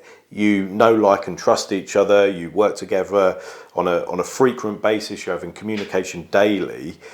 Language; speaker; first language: English; native; English